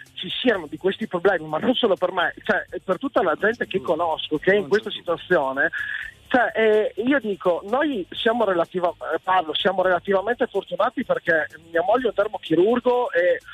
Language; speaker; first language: Italian; native; Italian